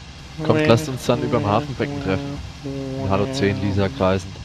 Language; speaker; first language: German; native; German